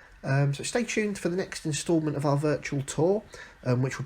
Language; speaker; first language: English; native; English